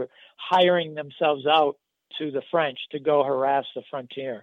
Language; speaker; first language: English; native; English